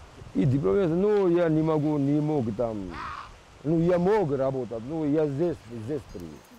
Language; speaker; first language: Russian; non-native, local second language; Georgian